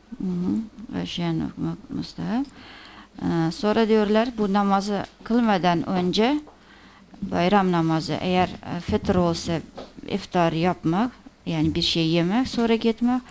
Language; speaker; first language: Turkish; non-native, fluent; Persian